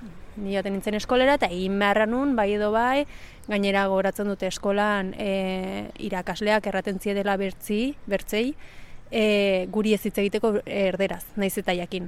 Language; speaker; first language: Basque; early bilingual, other home language; Spanish